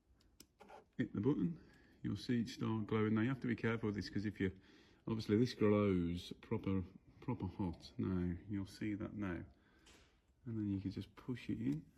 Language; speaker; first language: English; native; English